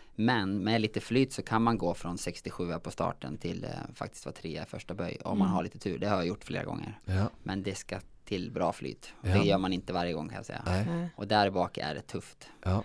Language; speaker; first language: Swedish; native; Swedish